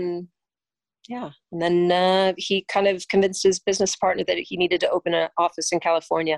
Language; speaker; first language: English; native; English